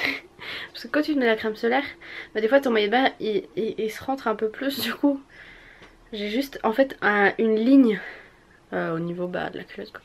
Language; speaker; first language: French; native; French